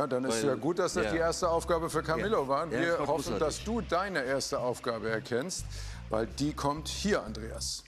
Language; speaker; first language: German; native; German